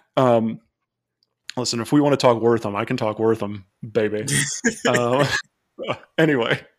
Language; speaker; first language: English; native; English